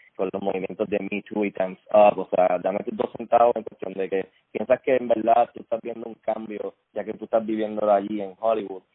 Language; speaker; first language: Spanish; native; Spanish